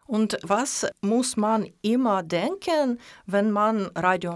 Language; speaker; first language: German; non-native, learner; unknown